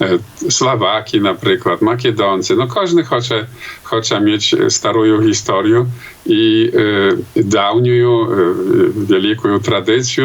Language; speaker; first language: Polish; non-native, local second language; Belarusian